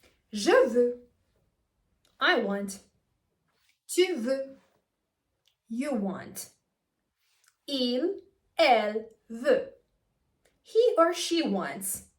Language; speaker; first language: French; non-native, fluent; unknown